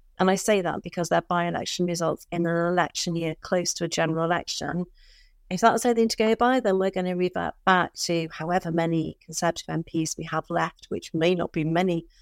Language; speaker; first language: English; native; English